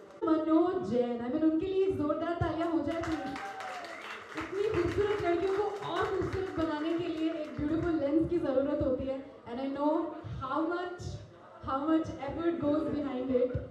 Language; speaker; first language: Hindi; native; Hindi